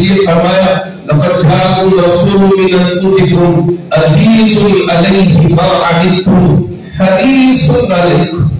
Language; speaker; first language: Urdu; native; Urdu